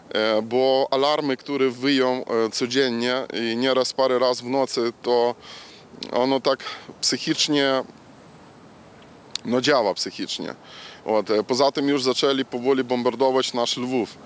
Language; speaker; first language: Polish; non-native, local second language; Ukrainian